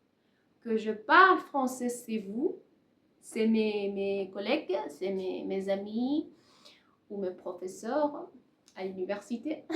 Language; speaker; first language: French; non-native, learner; Persian